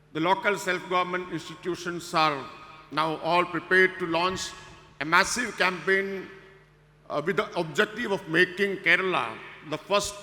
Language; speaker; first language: English; non-native, local second language; Malayalam